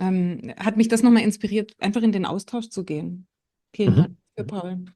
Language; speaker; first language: German; native; German